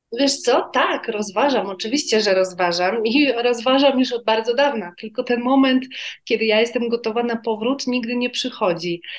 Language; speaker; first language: Polish; native; Polish